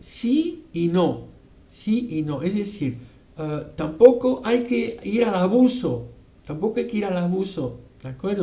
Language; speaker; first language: Spanish; non-native, fluent; French